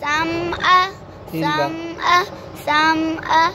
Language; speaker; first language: Arabic; non-native, learner; Urdu